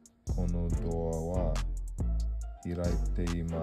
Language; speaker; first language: Japanese; non-native, learner; English